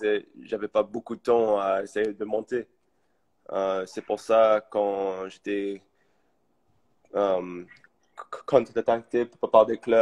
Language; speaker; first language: French; early bilingual, heritage; English